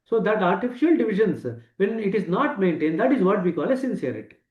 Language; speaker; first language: English; non-native, local second language; Kannada